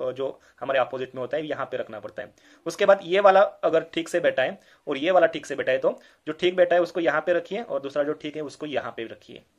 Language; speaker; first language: Hindi; non-native, local second language; Marathi